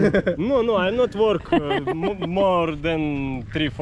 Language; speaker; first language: English; non-native, learner; Russian